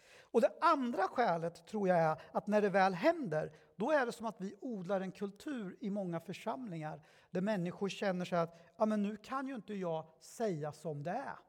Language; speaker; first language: Swedish; early bilingual, other home language; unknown